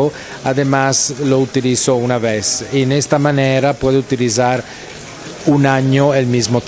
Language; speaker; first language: Spanish; non-native, fluent; Italian